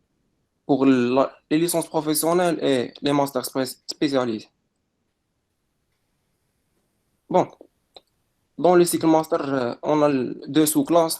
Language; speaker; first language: French; non-native, local second language; Arabic